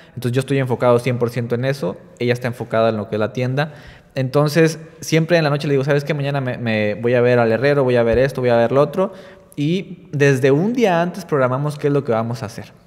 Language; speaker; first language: Spanish; native; Spanish